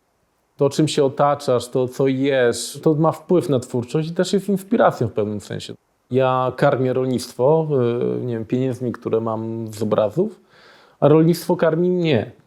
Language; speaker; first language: Polish; native; Polish